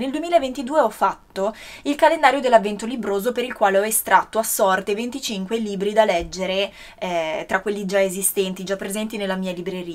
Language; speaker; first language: Italian; native; Italian